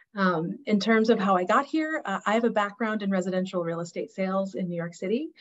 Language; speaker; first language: English; native; English